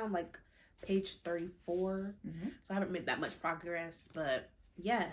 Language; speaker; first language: English; native; English